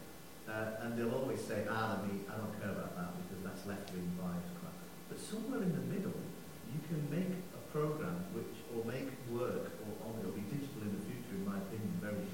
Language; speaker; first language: English; native; English